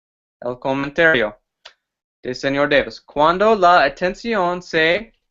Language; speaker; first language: Spanish; non-native, fluent; English